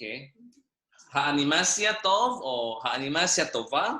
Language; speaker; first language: Hebrew; non-native, fluent; Indonesian